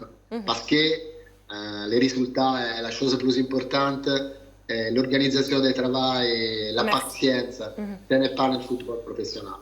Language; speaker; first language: French; non-native, learner; Italian